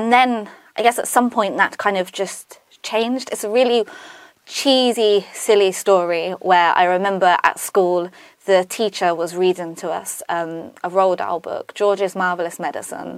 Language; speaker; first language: English; native; English